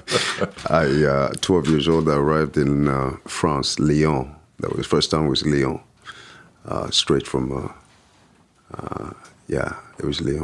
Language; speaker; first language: English; non-native, fluent; French